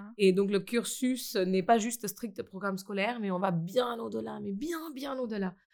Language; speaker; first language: French; non-native, fluent; Gujarati